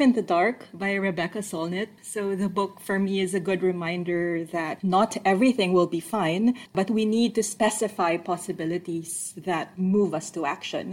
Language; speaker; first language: English; non-native, local second language; Filipino